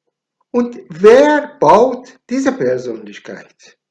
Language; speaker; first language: German; non-native, learner; Persian